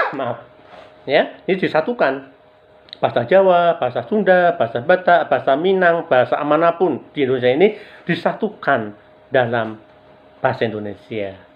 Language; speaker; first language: Indonesian; non-native, local second language; Javanese